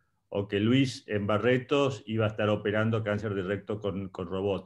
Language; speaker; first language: Spanish; native; Spanish